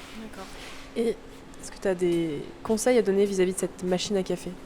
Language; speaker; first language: French; native; French